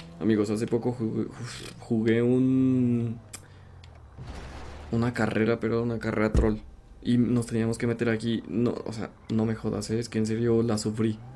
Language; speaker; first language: Spanish; native; Spanish